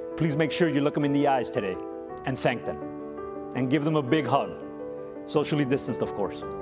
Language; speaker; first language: English; early bilingual, other home language; Spanish